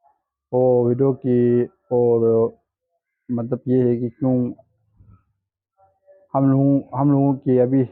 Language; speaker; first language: Hindi; non-native, fluent; Tibetan